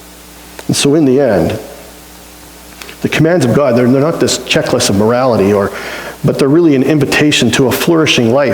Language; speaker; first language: English; native; English